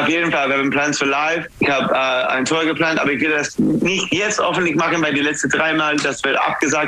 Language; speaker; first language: German; non-native, fluent; English